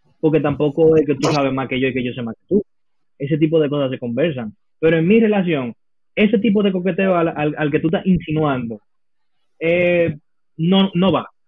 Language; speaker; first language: Spanish; early bilingual, heritage; Spanish